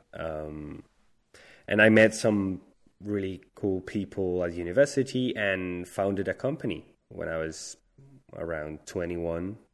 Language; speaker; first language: English; non-native, fluent; Spanish